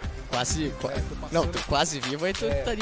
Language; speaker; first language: Portuguese; native; Portuguese